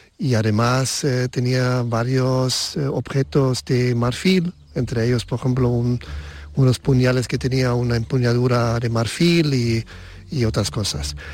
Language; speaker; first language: Spanish; non-native, fluent; German